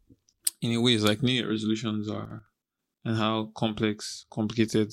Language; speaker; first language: English; non-native, local second language; Igbo